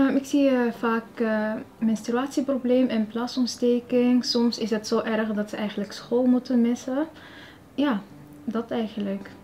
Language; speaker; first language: Dutch; early bilingual, other home language; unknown